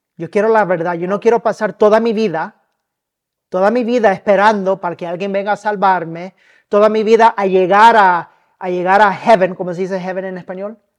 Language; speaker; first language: Spanish; early bilingual, heritage; Spanish